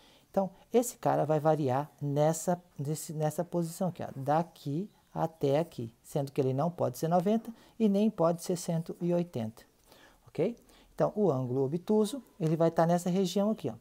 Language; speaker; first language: Portuguese; native; Portuguese